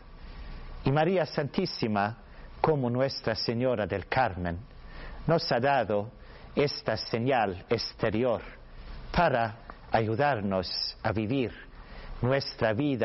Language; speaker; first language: Spanish; non-native, learner; Swedish